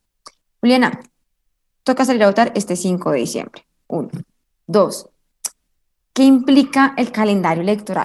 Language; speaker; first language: Spanish; native; Spanish